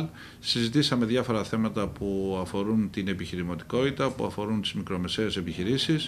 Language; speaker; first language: Greek; native; Greek